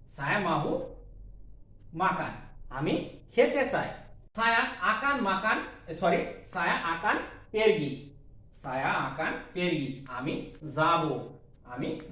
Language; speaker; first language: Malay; non-native, learner; Bangla